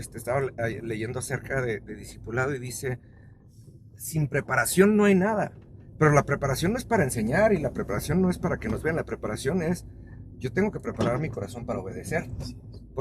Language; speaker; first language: Spanish; native; Spanish